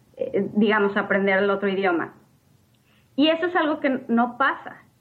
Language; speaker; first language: Spanish; native; Spanish